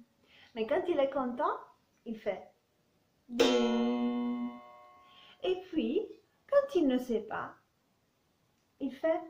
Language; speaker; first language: French; non-native, fluent; Italian